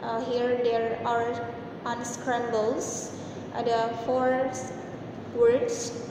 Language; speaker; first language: English; non-native, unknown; Indonesian